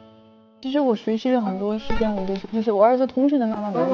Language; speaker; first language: Chinese; non-native, fluent; French